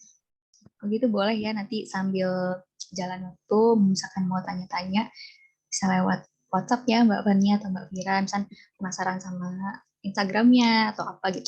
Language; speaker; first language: Indonesian; native; Indonesian